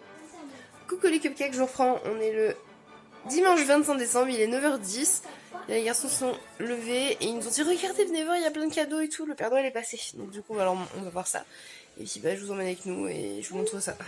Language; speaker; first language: French; native; French